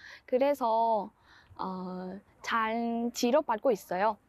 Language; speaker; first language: Korean; non-native, learner; Vietnamese